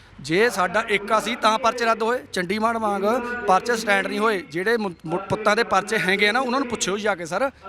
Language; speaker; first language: Punjabi; native; Punjabi